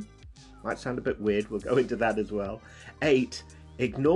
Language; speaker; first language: English; native; English